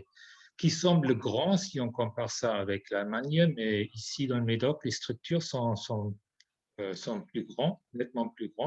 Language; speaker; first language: French; non-native, fluent; German